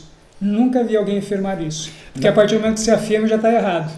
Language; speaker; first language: Portuguese; native; Portuguese